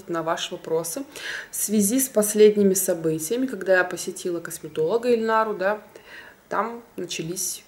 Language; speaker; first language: Russian; native; Russian